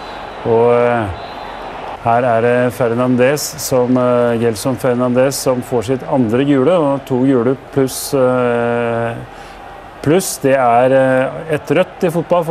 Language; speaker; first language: Norwegian; native; Norwegian